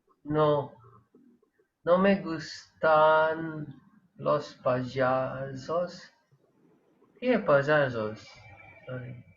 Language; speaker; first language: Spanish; non-native, learner; Malayalam